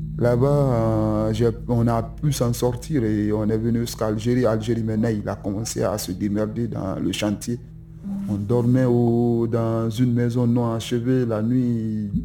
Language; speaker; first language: French; non-native, local second language; Susu